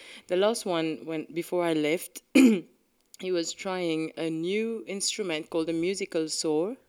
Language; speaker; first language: English; non-native, local second language; Morisyen